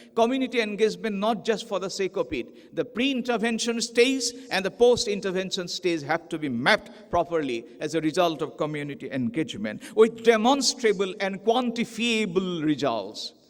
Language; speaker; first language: English; non-native, local second language; Assamese